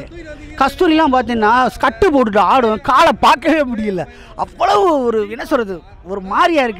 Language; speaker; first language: Tamil; native; Tamil